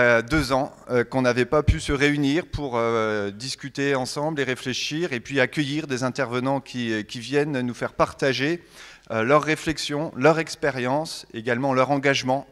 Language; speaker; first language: French; native; French